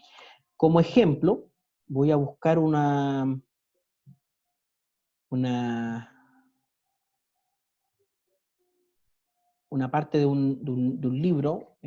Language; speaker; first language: Spanish; native; Spanish